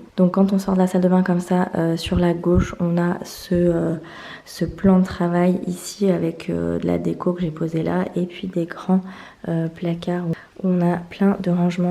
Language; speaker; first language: French; native; French